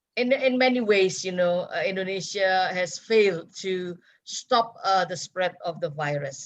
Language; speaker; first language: English; non-native, fluent; Indonesian